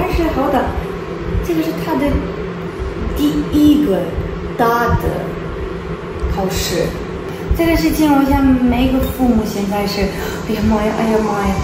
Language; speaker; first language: Chinese; non-native, learner; Ukrainian